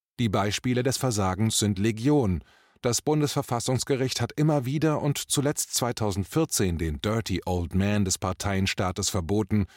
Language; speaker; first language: German; native; German